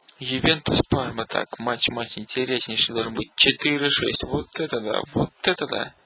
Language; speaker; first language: Russian; native; Russian